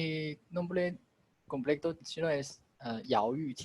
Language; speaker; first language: Spanish; non-native, learner; Chinese